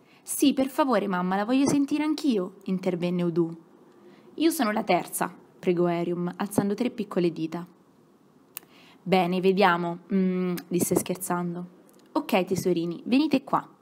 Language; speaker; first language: Italian; native; Italian